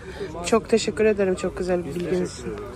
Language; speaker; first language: Turkish; non-native, learner; Kazakh